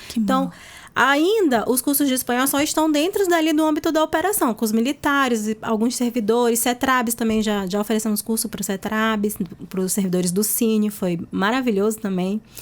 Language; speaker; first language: Portuguese; native; Portuguese